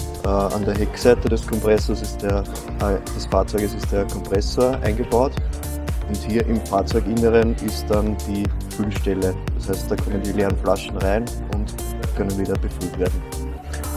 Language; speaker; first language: German; native; German